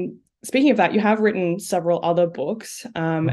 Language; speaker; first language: English; native; English